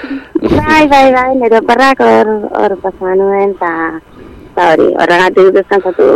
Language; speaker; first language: Basque; non-native, local second language; Spanish